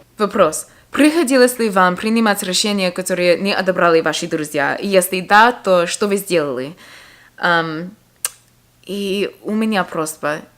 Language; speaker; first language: Russian; non-native, fluent; English